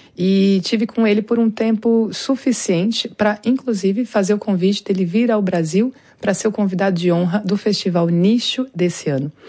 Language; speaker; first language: Portuguese; native; Portuguese